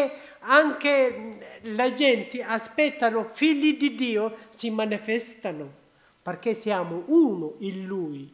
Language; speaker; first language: Italian; non-native, learner; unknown